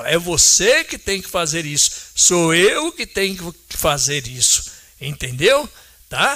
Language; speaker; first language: Portuguese; native; Portuguese